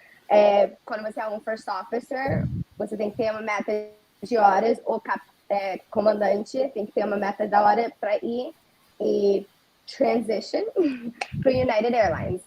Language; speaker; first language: Portuguese; early bilingual, heritage; Portuguese